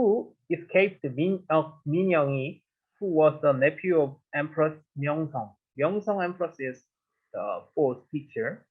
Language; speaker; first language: English; non-native, learner; Korean